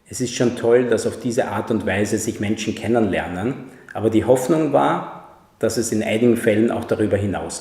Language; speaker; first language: German; native; German